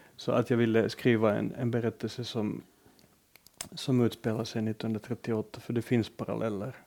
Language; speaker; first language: Swedish; native; Swedish